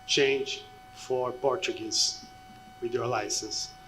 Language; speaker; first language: English; non-native, fluent; Portuguese